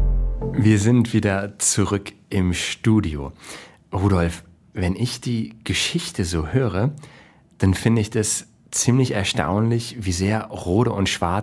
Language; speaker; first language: German; native; German